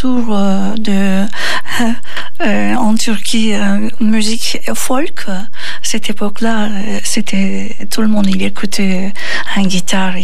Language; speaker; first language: French; non-native, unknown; Turkish